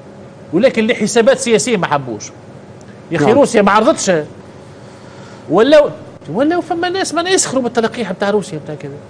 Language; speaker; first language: Arabic; native; Arabic